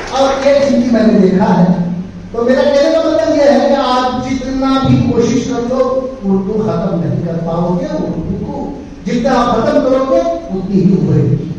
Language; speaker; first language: Urdu; native; Urdu